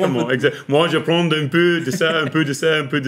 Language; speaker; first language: French; non-native, learner; English